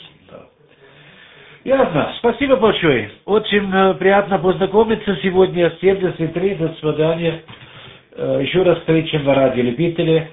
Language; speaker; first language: Russian; non-native, learner; German